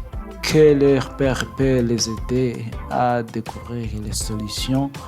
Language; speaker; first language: French; non-native, learner; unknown